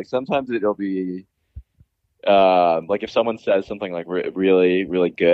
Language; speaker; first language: English; native; English